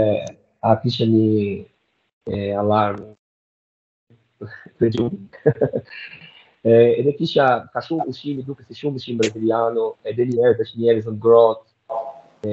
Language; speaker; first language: Albanian; non-native, learner; Portuguese